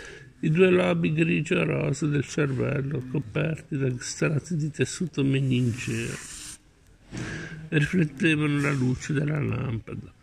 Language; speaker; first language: Italian; native; Italian